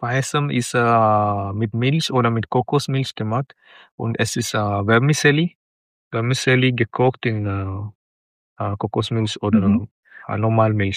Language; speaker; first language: German; non-native, learner; Malayalam